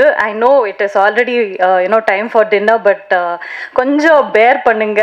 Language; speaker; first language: Tamil; non-native, learner; Hindi